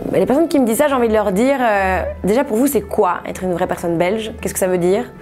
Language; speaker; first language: French; native; French